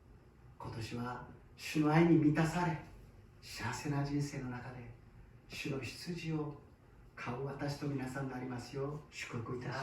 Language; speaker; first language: Japanese; non-native, fluent; Korean